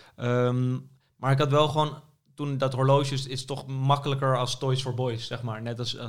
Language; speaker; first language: Dutch; native; Dutch